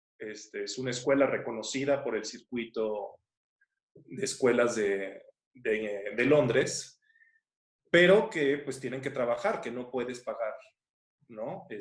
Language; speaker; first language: Spanish; native; Spanish